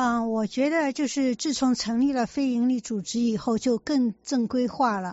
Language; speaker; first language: Chinese; native; Chinese